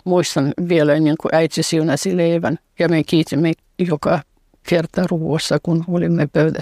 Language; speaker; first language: Finnish; non-native, fluent; Russian